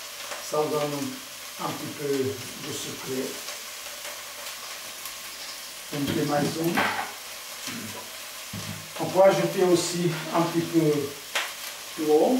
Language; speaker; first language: French; non-native, learner; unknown